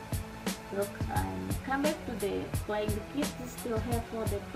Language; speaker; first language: English; non-native, learner; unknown